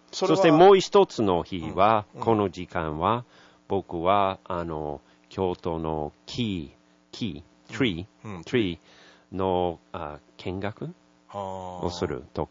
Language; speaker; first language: Japanese; non-native, learner; English